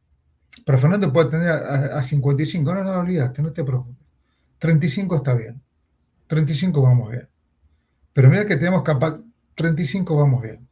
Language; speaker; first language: Spanish; native; Spanish